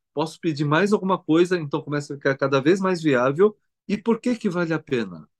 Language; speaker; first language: Portuguese; early bilingual, other home language; Korean